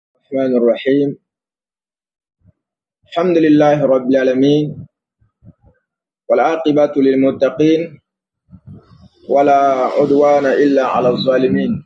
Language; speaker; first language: Arabic; non-native, fluent; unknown